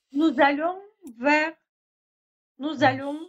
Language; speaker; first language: French; non-native, learner; Russian